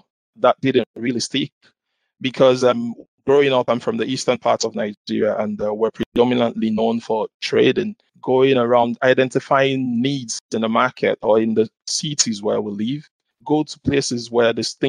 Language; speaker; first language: English; non-native, local second language; Igbo